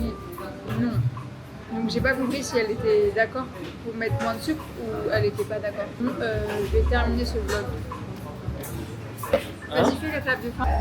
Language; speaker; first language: French; native; French